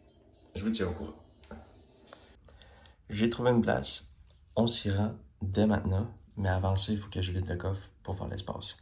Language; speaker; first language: French; native; French